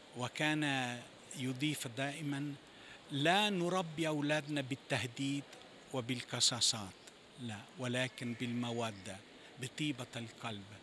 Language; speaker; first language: Arabic; non-native, fluent; Italian